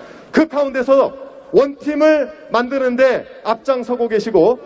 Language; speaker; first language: Korean; native; Korean